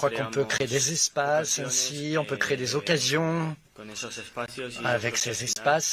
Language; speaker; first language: French; non-native, fluent; Spanish